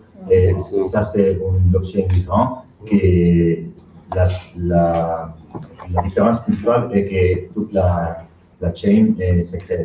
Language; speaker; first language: French; non-native, learner; Spanish